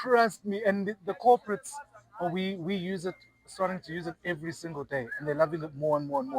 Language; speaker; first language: English; non-native, local second language; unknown